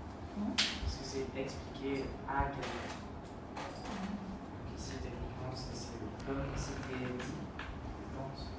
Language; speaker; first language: French; non-native, fluent; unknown